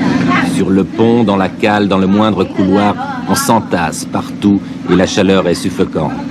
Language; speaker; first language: French; native; French